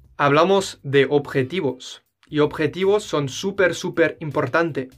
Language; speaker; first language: Spanish; non-native, fluent; German